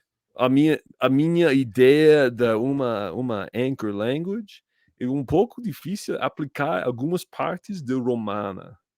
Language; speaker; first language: Portuguese; non-native, learner; English